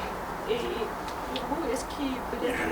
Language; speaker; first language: French; non-native, fluent; Russian